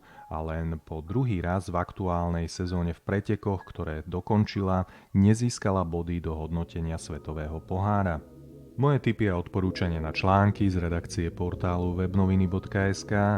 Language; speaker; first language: Slovak; native; Slovak